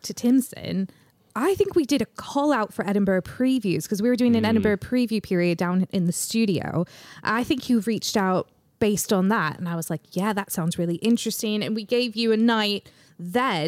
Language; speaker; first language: English; native; English